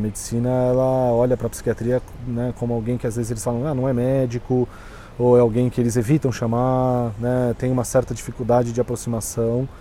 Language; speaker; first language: Portuguese; native; Portuguese